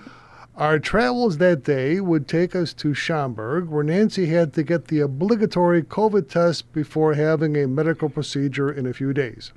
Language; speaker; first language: English; native; English